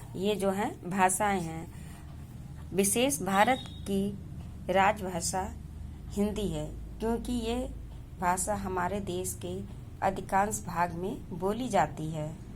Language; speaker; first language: Hindi; native; Hindi